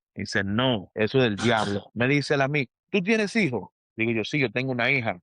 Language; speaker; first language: Spanish; early bilingual, heritage; Spanish